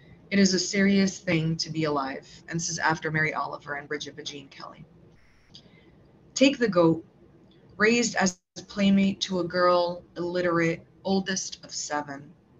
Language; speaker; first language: English; early bilingual, other home language; Portuguese